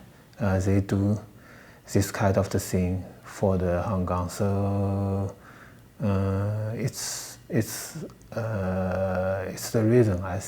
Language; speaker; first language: English; non-native, learner; Chinese